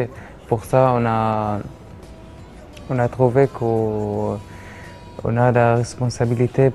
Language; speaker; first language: French; non-native, learner; Arabic